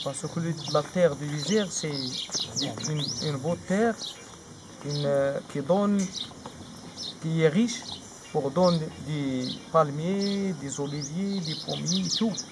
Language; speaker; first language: French; non-native, learner; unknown